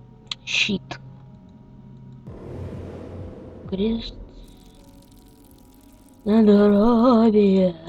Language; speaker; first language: Russian; native; Russian